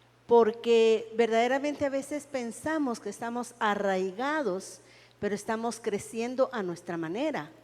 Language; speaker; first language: Spanish; native; Spanish